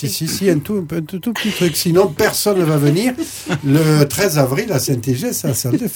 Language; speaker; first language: French; native; French